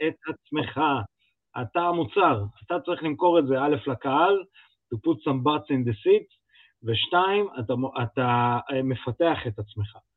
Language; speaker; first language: Hebrew; early bilingual, other home language; Russian